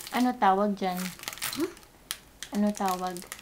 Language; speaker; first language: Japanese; non-native, fluent; Filipino